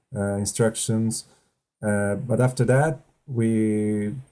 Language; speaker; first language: English; non-native, fluent; Italian